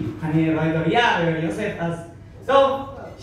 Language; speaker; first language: Hebrew; non-native, fluent; Spanish